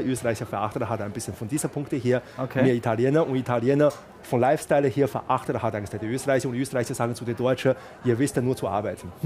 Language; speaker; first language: German; non-native, fluent; Chinese